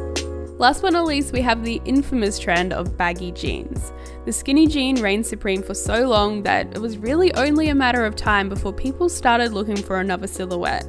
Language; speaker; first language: English; native; English